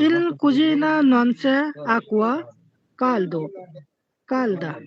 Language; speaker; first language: Italian; non-native, learner; Bangla